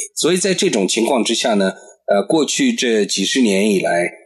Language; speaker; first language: Chinese; native; Chinese